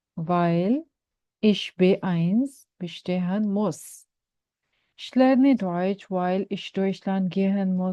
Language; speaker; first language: German; non-native, fluent; Urdu